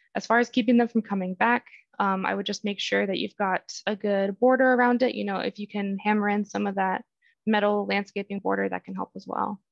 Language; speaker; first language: English; native; English